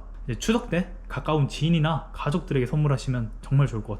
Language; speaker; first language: Korean; native; Korean